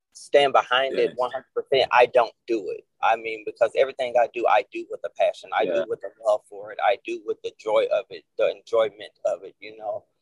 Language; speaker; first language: English; native; English